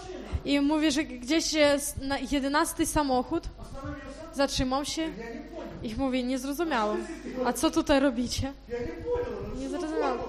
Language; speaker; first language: Polish; non-native, fluent; Ukrainian